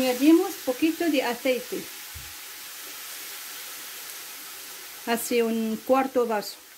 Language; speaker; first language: Spanish; non-native, fluent; Arabic